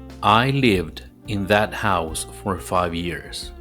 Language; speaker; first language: English; non-native, fluent; Spanish